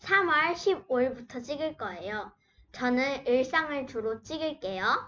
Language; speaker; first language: Korean; early bilingual, heritage; Korean